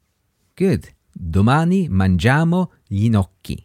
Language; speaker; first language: Italian; non-native, fluent; English